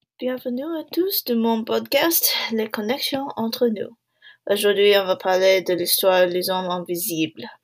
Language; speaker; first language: French; non-native, learner; English